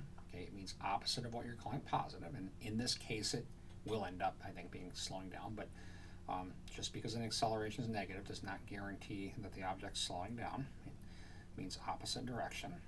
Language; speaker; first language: English; native; English